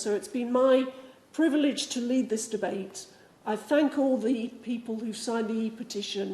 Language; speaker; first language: English; native; English